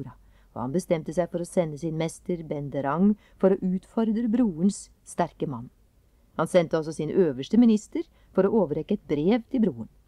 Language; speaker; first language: Norwegian; native; Norwegian